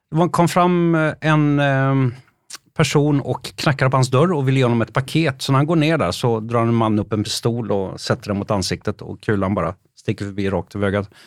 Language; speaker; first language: Swedish; native; Swedish